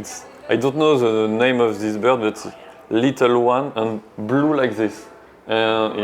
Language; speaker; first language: English; non-native, learner; French